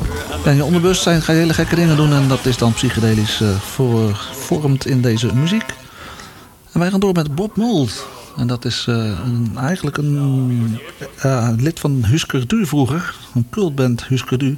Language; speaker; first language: Dutch; native; Dutch